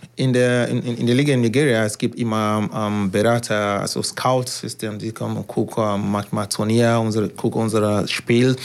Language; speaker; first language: German; non-native, learner; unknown